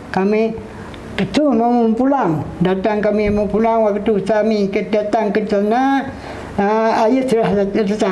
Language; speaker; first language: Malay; non-native, local second language; Achinese